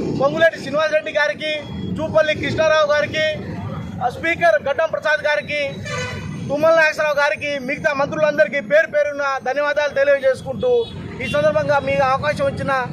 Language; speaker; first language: Telugu; non-native, local second language; Lambadi